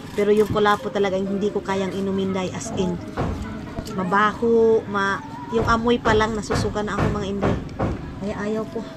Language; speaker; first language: Filipino; non-native, local second language; Cebuano